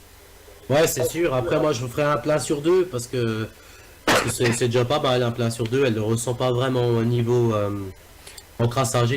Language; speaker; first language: French; native; French